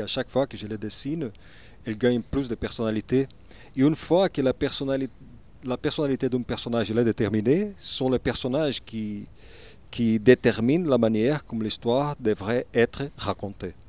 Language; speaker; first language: French; non-native, learner; Portuguese